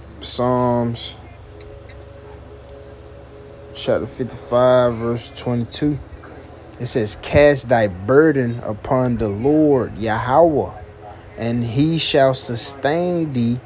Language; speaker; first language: English; native; English